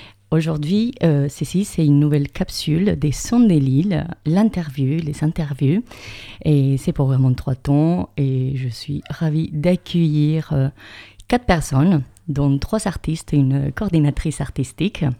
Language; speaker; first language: French; native; French